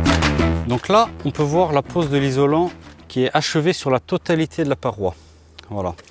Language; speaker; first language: French; native; French